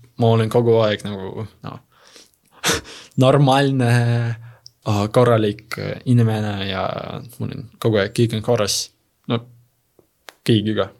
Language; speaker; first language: Estonian; non-native, learner; Russian